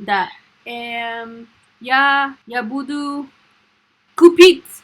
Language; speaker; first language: Russian; non-native, learner; English